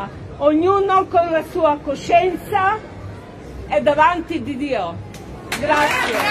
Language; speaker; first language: Italian; non-native, fluent; Croatian